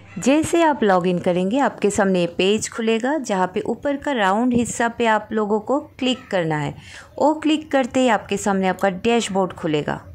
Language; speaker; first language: Hindi; non-native, local second language; Bangla